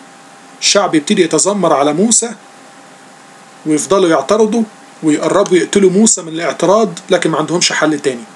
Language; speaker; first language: Arabic; native; Arabic